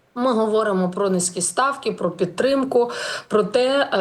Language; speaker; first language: Ukrainian; native; Ukrainian